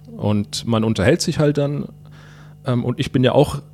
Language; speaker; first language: German; native; German